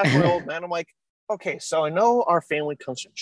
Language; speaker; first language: English; native; English